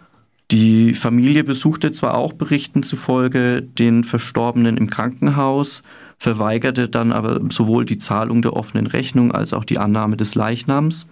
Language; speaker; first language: German; native; German